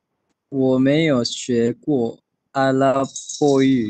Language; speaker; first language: Chinese; non-native, learner; Malay